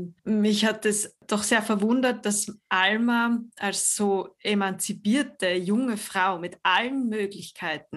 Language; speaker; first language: German; native; German